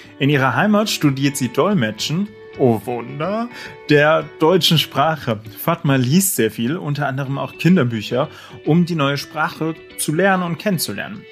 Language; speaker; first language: German; native; German